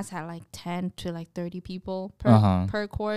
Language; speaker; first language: English; native; English